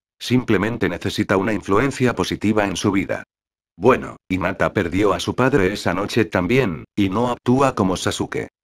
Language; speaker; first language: Spanish; native; Spanish